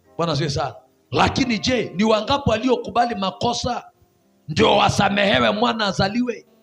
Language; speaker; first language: Swahili; non-native, local second language; Masai